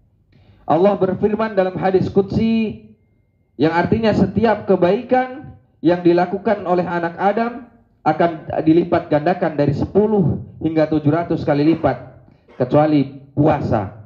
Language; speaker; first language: Indonesian; native; Indonesian